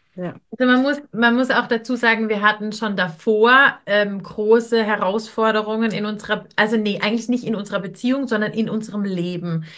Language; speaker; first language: German; native; German